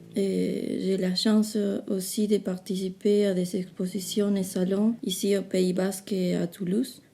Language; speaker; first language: French; non-native, fluent; Spanish